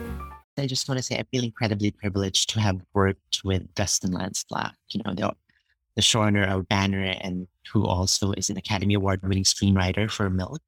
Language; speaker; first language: English; non-native, local second language; Cebuano